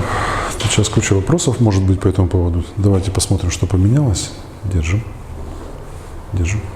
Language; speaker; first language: Russian; native; Russian